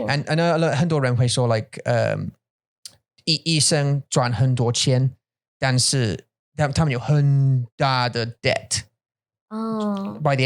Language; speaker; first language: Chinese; non-native, learner; English